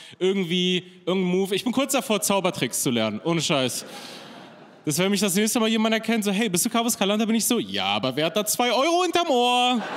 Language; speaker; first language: German; early bilingual, other home language; Persian